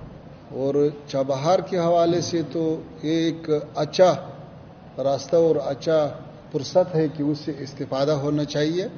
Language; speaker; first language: Hindi; non-native, learner; Pashto